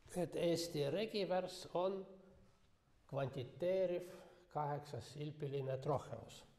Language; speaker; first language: Estonian; non-native, local second language; Russian